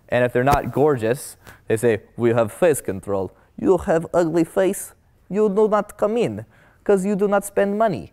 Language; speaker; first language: English; native; English